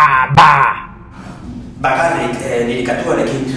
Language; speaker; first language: Basque; non-native, learner; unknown